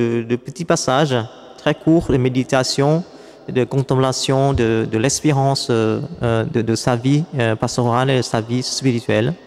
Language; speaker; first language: French; non-native, fluent; Vietnamese